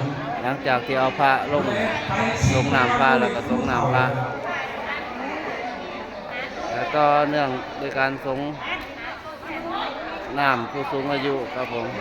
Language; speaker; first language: Thai; non-native, local second language; Northeastern Thai